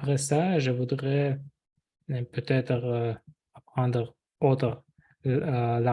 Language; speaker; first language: French; non-native, learner; Russian